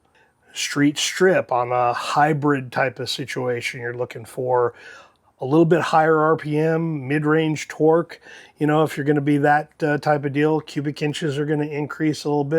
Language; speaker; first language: English; native; English